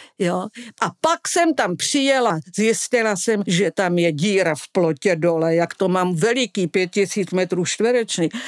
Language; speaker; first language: Czech; non-native, fluent; Italian